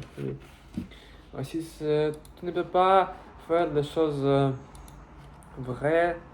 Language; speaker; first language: French; non-native, learner; Russian